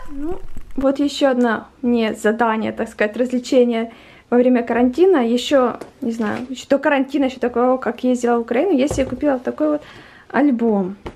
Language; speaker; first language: Russian; native; Russian